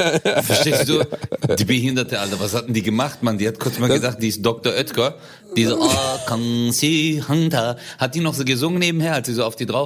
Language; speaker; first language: German; early bilingual, other home language; Turkish